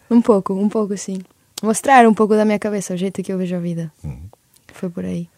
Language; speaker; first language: Portuguese; early bilingual, other home language; Spanish